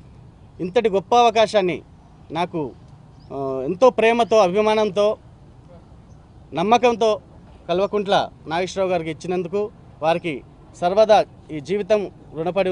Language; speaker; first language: Telugu; native; Telugu